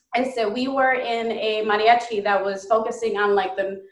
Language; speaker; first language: English; early bilingual, other home language; Spanish